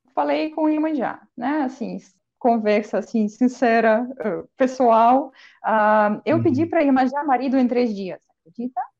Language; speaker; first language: Portuguese; non-native, fluent; Russian